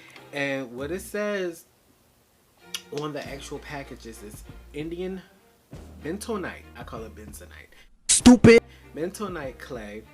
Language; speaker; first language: English; native; English